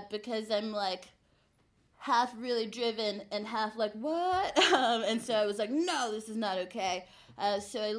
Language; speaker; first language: English; native; English